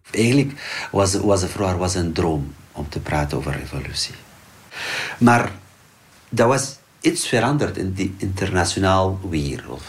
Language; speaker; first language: Dutch; non-native, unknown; Arabic